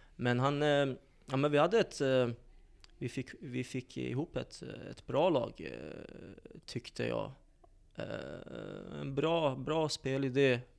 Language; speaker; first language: Swedish; early bilingual, other home language; Bosnian